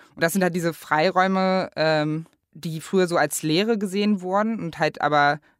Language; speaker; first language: German; native; German